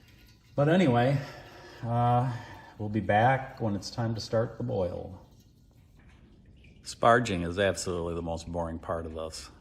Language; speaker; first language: English; native; English